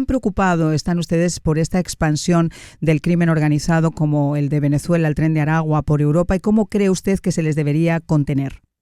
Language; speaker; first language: Spanish; native; Spanish